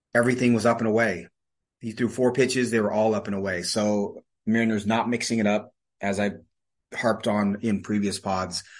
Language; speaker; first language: English; native; English